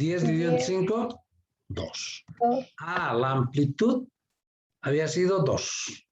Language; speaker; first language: Spanish; native; Spanish